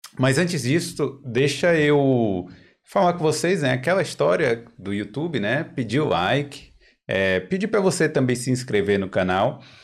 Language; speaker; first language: Portuguese; native; Portuguese